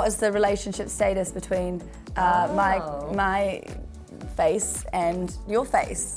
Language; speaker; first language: English; native; English